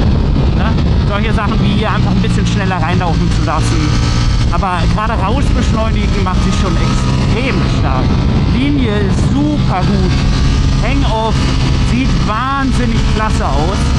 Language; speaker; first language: German; native; German